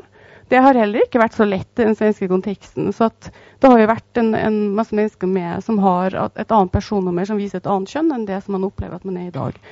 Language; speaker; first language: Norwegian; native; Norwegian